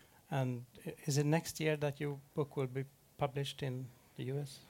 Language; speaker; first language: English; non-native, fluent; Swedish